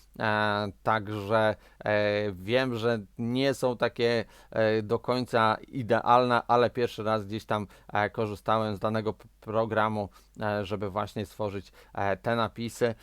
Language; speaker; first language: Polish; native; Polish